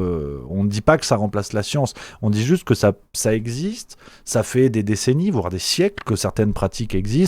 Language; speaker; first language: French; native; French